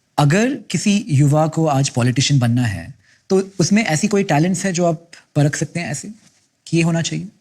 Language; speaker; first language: Hindi; non-native, local second language; Kannada